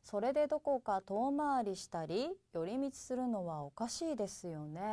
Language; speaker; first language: Japanese; native; Japanese